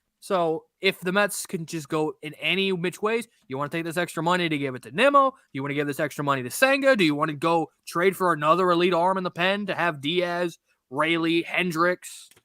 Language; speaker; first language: English; native; English